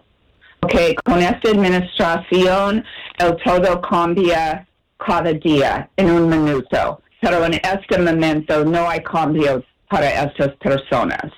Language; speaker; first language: Spanish; non-native, learner; English